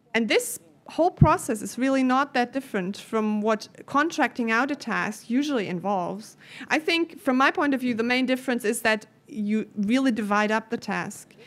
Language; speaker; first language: English; non-native, fluent; German